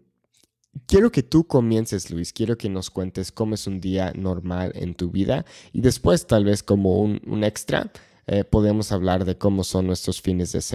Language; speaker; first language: Spanish; non-native, fluent; English